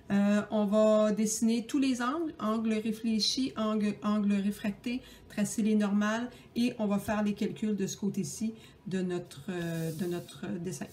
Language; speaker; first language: French; native; French